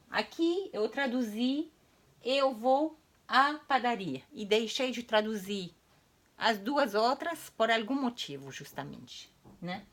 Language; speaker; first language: Portuguese; non-native, fluent; French